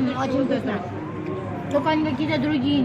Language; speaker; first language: Russian; native; Russian